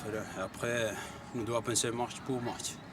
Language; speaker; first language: French; non-native, fluent; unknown